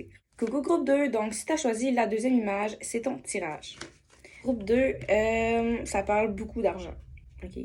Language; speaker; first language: French; native; French